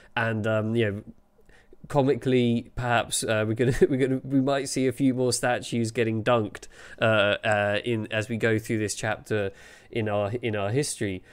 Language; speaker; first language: English; native; English